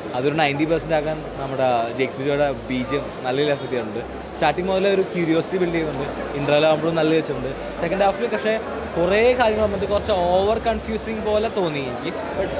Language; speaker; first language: Malayalam; native; Malayalam